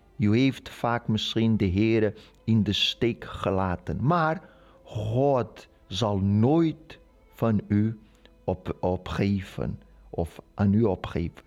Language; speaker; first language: Dutch; non-native, learner; Portuguese